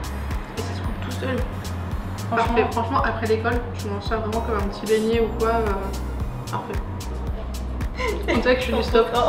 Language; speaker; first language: French; native; French